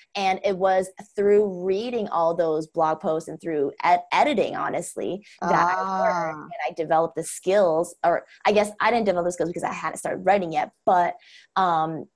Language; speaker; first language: English; non-native, fluent; Chinese